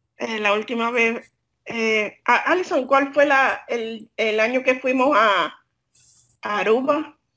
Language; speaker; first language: Spanish; native; Spanish